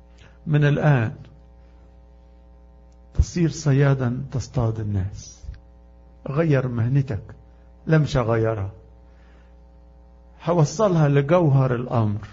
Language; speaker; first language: Arabic; native; Arabic